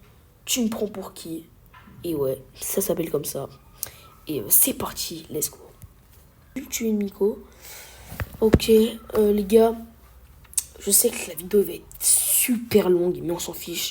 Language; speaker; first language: French; native; French